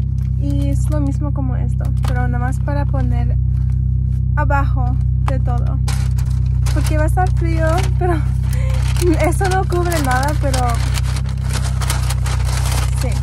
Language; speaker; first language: Spanish; early bilingual, heritage; Spanish